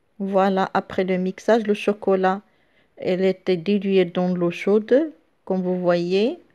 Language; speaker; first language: French; non-native, local second language; Arabic